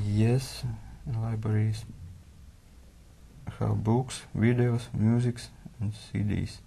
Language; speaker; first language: English; non-native, learner; Latvian